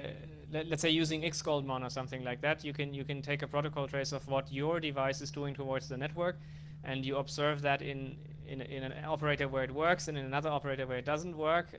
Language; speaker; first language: English; non-native, fluent; German